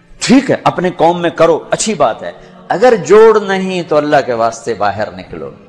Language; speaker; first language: Urdu; non-native, local second language; Punjabi